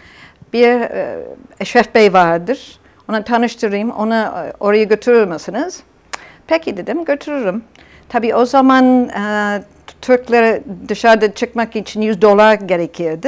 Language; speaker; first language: Turkish; non-native, fluent; English